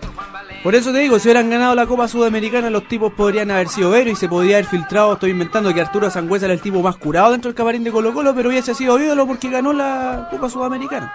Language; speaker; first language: Spanish; native; Spanish